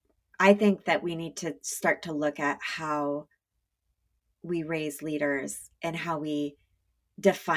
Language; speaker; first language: English; native; English